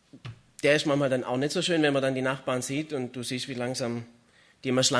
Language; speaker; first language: German; native; German